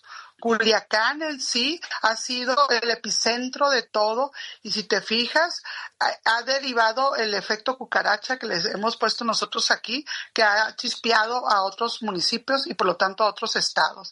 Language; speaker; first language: Spanish; native; Spanish